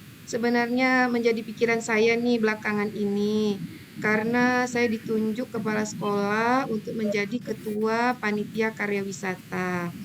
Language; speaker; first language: Indonesian; native; Indonesian